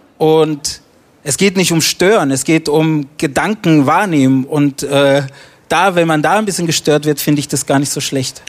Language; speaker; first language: German; early bilingual, other home language; Romany